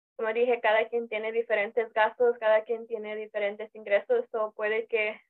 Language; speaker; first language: Spanish; early bilingual, heritage; Spanish